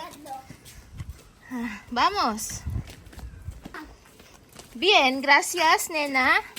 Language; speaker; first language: Spanish; non-native, learner; Filipino